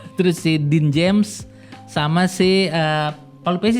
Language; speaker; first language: Indonesian; native; Indonesian